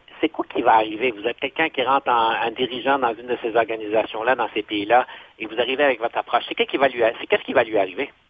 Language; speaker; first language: French; native; French